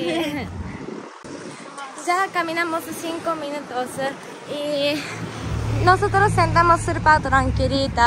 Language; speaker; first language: Spanish; non-native, fluent; Japanese